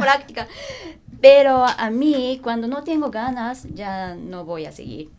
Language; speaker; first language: Spanish; non-native, learner; Japanese